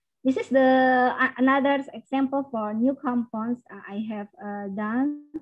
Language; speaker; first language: English; non-native, learner; Indonesian